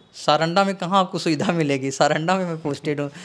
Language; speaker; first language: Hindi; native; Hindi